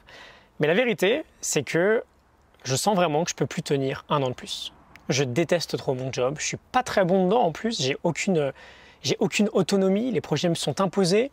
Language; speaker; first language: French; native; French